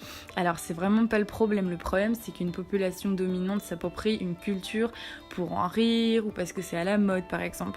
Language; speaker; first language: French; native; French